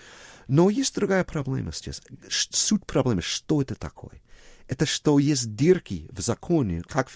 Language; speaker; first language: Russian; non-native, fluent; English